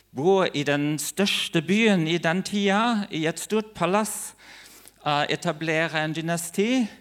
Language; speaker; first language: Norwegian; non-native, fluent; German